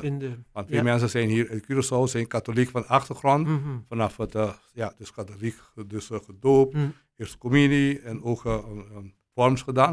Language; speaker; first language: Dutch; non-native, local second language; Papiamento